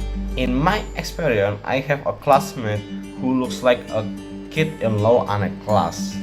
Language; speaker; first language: English; non-native, learner; Indonesian